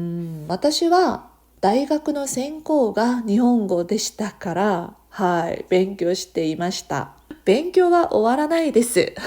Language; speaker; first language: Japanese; non-native, fluent; Korean